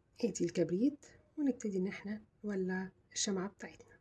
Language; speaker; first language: Arabic; native; Arabic